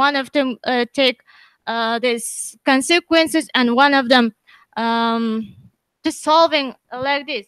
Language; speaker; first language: English; non-native, learner; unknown